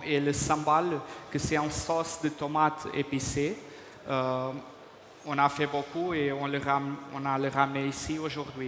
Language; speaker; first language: French; non-native, fluent; Portuguese